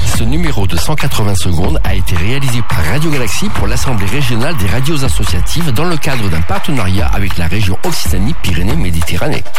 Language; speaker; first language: French; native; French